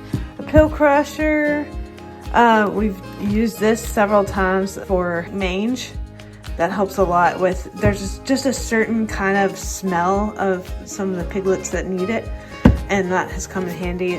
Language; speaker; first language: English; native; English